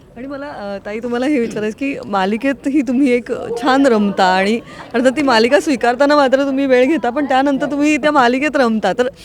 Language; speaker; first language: Marathi; native; Marathi